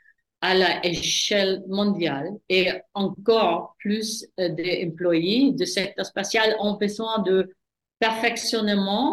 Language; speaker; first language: French; non-native, fluent; German